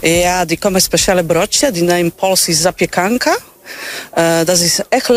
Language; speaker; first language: Dutch; non-native, learner; Polish